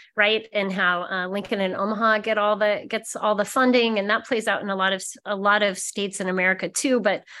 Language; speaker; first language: English; native; English